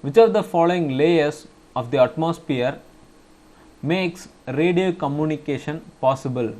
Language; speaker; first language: English; non-native, local second language; Tamil